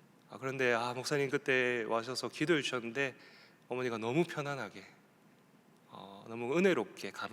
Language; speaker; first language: Korean; native; Korean